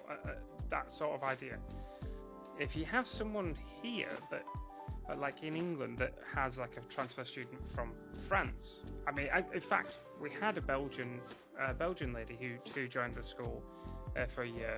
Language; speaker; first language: English; native; English